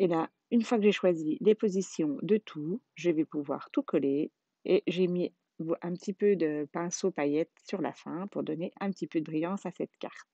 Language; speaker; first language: French; native; French